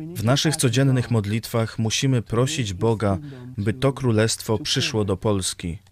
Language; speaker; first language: Polish; non-native, fluent; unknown